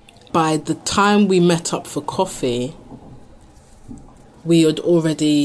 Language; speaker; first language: English; native; English